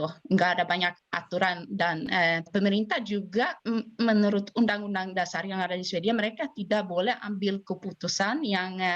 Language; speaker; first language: Indonesian; non-native, fluent; Swedish